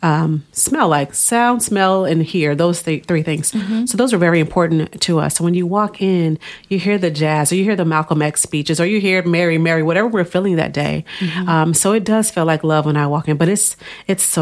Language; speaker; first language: English; native; English